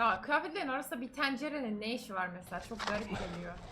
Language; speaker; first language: Turkish; native; Turkish